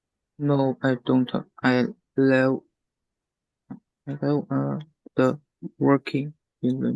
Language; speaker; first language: English; non-native, learner; Chinese